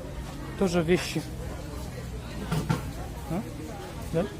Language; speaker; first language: Russian; non-native, local second language; Kyrgyz